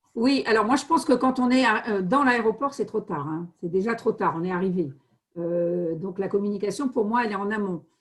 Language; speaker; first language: French; native; French